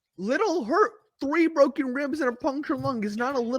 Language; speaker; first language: English; native; English